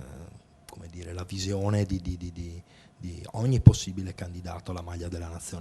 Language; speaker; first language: Italian; native; Italian